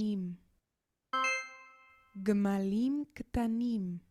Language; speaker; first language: Hebrew; non-native, learner; English